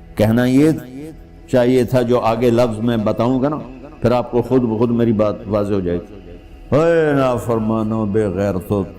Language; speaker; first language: Urdu; non-native, local second language; Punjabi